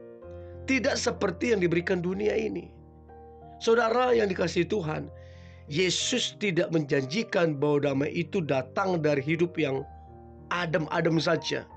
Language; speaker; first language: Indonesian; native; Indonesian